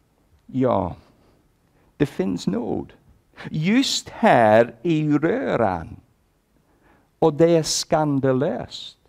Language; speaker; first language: Swedish; non-native, fluent; English